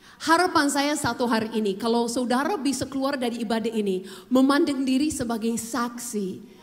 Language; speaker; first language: Indonesian; non-native, fluent; English